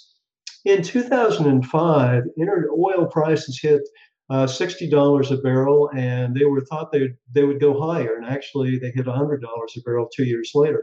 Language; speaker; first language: English; native; English